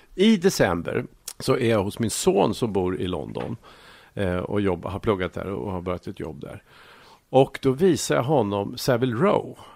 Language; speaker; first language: Swedish; native; Swedish